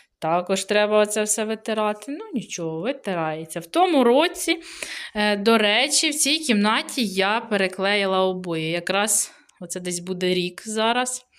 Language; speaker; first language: Ukrainian; native; Ukrainian